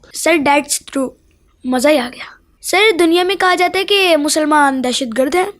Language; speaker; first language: Urdu; native; Urdu